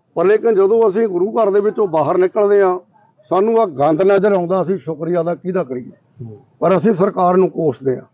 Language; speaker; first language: Punjabi; native; Punjabi